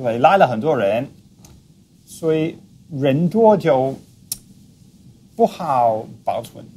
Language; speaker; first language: Chinese; non-native, fluent; English